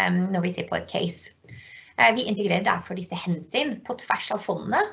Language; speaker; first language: Norwegian; non-native, fluent; English